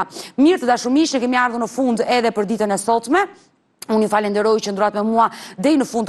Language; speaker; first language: Albanian; native; Albanian